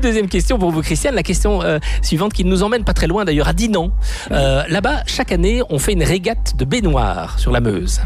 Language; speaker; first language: French; native; French